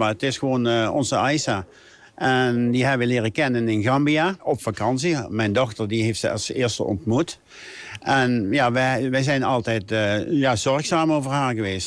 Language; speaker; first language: Dutch; native; Dutch